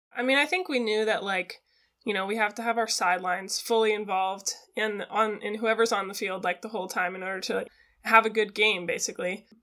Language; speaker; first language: English; native; English